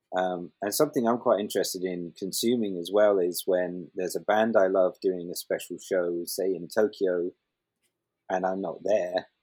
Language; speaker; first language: English; native; English